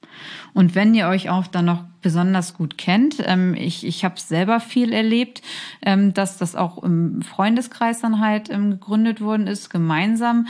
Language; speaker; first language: German; native; German